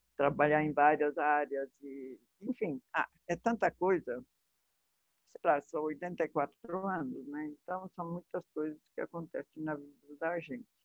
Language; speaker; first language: Portuguese; early bilingual, other home language; Hungarian